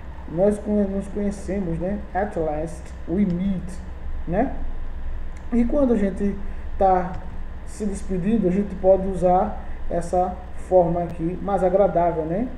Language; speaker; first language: Portuguese; native; Portuguese